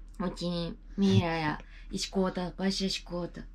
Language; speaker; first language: Russian; non-native, learner; Japanese